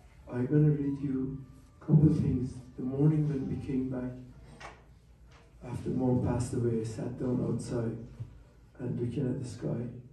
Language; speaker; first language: English; non-native, fluent; Persian